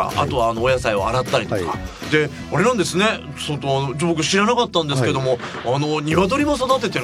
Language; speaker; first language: Japanese; native; Japanese